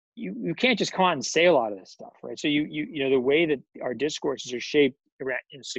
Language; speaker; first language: English; native; English